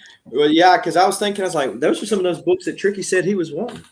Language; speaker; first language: English; native; English